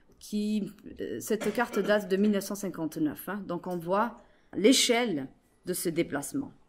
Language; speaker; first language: French; non-native, local second language; Arabic